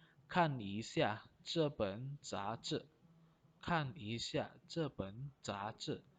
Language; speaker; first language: Chinese; non-native, fluent; Indonesian